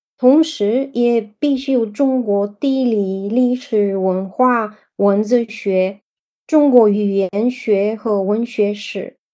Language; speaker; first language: Chinese; non-native, fluent; Bulgarian